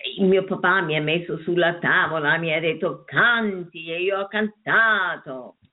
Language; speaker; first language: Italian; non-native, fluent; German